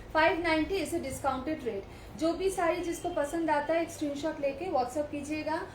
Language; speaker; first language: Hindi; non-native, local second language; Bangla